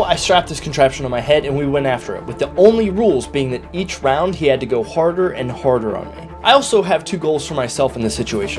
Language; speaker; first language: English; native; English